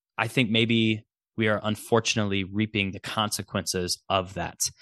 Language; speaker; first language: English; native; English